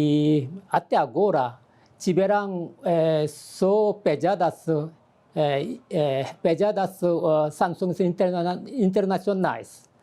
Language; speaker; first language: Portuguese; non-native, learner; Korean